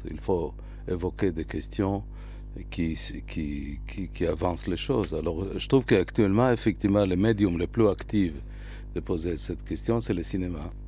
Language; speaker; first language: French; non-native, fluent; Hebrew